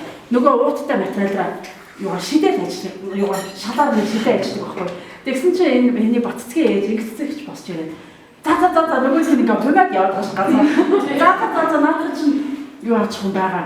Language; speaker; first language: Mongolian; native; Mongolian